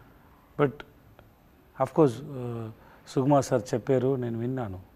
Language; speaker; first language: Telugu; non-native, learner; Tamil